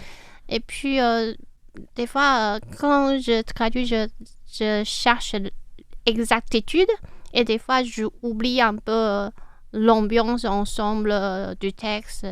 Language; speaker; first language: French; non-native, fluent; Chinese